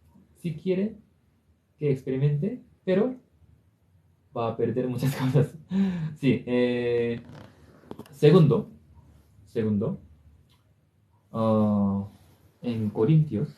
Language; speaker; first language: Spanish; non-native, learner; Korean